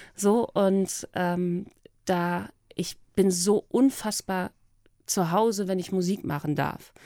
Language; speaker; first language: German; native; German